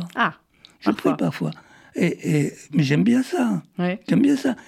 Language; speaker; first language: French; early bilingual, other home language; Arabic